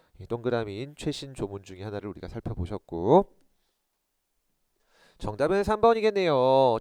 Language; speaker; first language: Korean; native; Korean